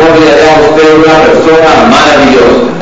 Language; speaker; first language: Spanish; native; Spanish